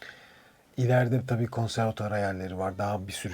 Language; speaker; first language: Turkish; native; Turkish